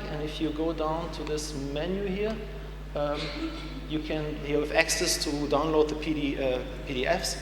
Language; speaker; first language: English; non-native, fluent; German